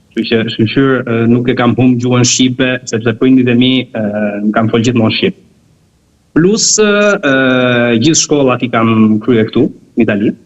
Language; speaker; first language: Albanian; early bilingual, heritage; Albanian